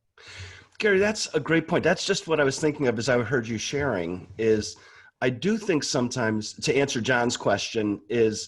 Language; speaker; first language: English; native; English